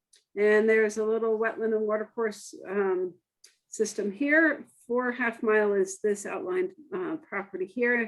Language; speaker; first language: English; native; English